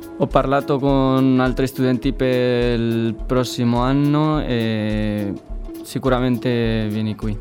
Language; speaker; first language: Italian; non-native, learner; Spanish